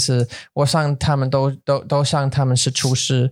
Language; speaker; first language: Chinese; non-native, learner; English